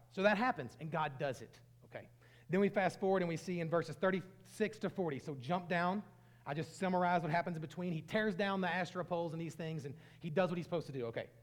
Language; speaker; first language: English; native; English